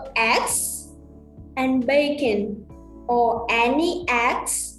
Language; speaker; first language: English; non-native, fluent; Vietnamese